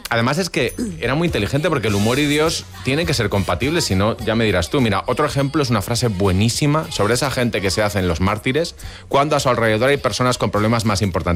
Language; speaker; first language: Spanish; native; Spanish